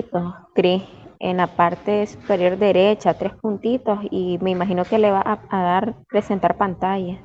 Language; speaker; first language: Spanish; native; Spanish